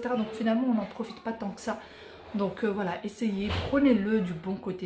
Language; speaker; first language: French; native; French